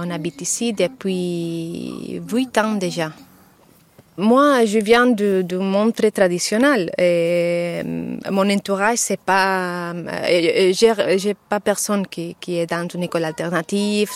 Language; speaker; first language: French; non-native, fluent; Catalan